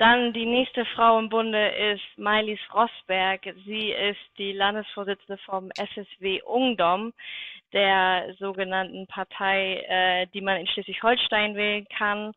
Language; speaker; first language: German; native; German